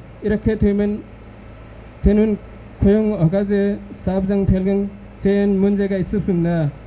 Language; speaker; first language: Korean; non-native, learner; Nepali